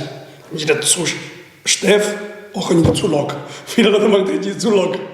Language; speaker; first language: German; non-native, learner; Chinese